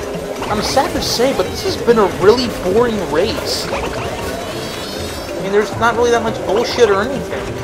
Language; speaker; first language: English; native; English